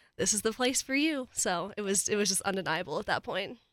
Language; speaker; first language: English; native; English